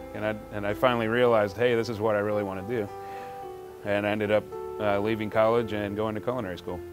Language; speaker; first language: English; native; English